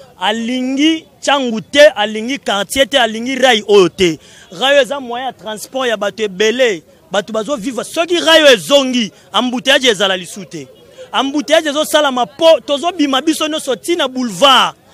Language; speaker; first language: Lingala; native; Lingala